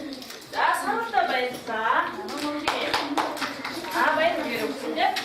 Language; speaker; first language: Mongolian; native; Mongolian